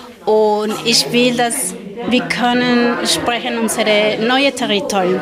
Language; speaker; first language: German; non-native, learner; Spanish